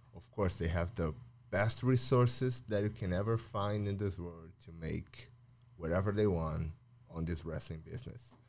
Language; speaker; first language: English; non-native, fluent; Portuguese